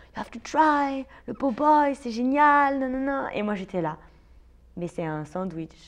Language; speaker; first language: French; native; French